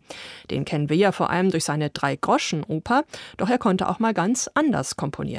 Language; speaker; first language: German; native; German